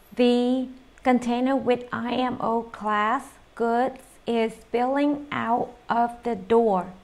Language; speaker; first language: English; non-native, fluent; Vietnamese